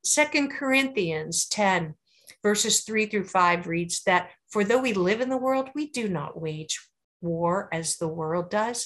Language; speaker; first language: English; native; English